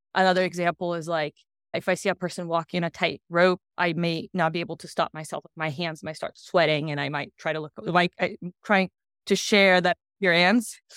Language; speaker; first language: English; non-native, fluent; Portuguese